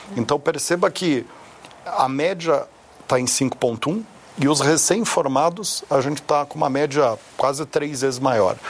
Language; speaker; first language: Portuguese; native; Portuguese